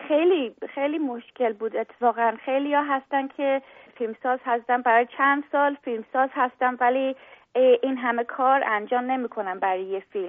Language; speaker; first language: Persian; early bilingual, heritage; English